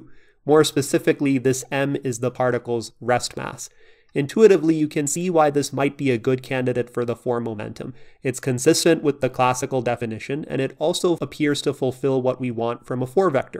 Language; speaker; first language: English; native; English